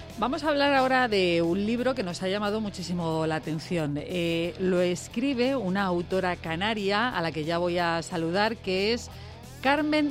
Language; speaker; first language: Spanish; native; Spanish